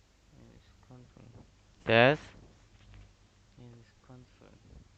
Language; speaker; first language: English; non-native, learner; Indonesian